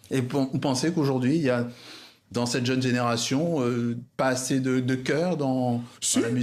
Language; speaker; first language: French; native; French